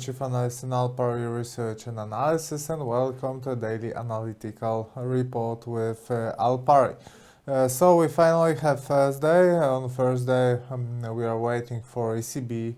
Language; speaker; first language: English; non-native, fluent; Polish